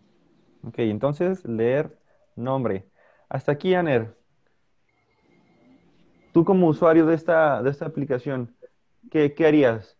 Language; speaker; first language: Spanish; native; Spanish